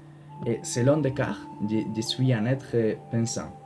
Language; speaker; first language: French; non-native, learner; Spanish